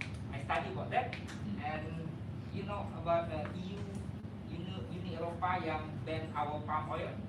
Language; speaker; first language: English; non-native, fluent; Indonesian